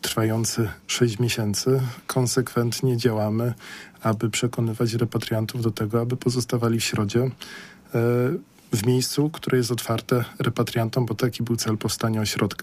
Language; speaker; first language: Polish; native; Polish